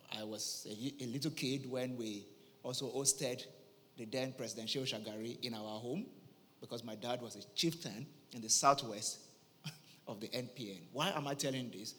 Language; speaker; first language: English; non-native, local second language; Yoruba